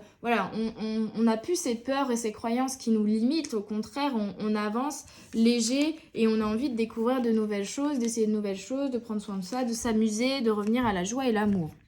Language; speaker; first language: French; native; French